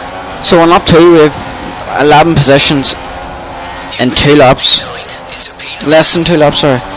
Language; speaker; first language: English; native; English